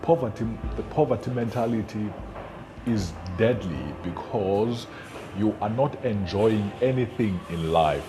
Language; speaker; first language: English; non-native, local second language; Xhosa